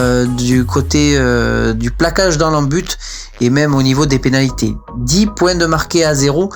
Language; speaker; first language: French; native; French